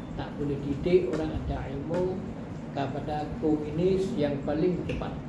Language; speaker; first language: Malay; non-native, fluent; Eastern Cham